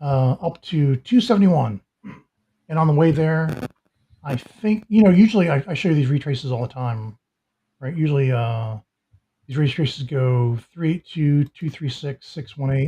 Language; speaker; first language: English; native; English